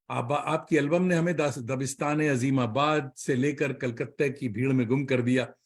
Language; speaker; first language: Urdu; native; Urdu